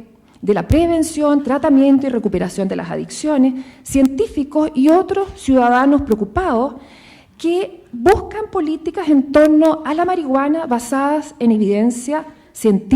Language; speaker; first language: Spanish; native; Spanish